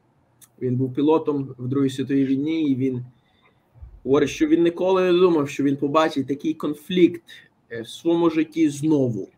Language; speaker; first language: Ukrainian; early bilingual, heritage; Ukrainian